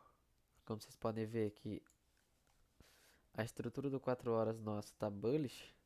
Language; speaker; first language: Portuguese; native; Portuguese